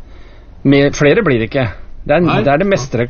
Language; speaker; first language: Norwegian; native; Norwegian